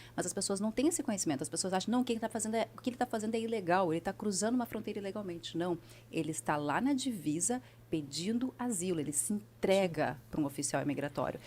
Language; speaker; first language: Portuguese; native; Portuguese